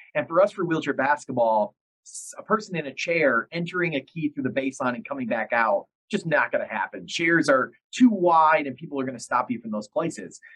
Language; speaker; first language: English; native; English